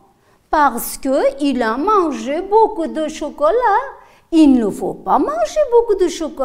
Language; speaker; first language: French; non-native, fluent; Uzbek